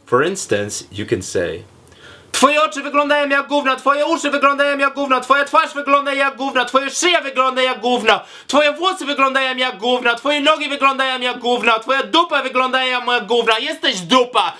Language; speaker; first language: Polish; early bilingual, heritage; Polish